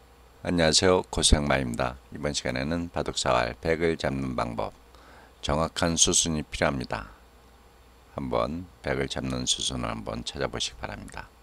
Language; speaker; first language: Korean; native; Korean